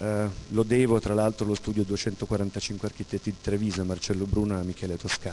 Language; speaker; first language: Italian; native; Italian